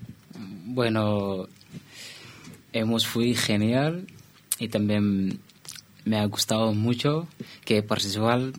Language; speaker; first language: Spanish; non-native, learner; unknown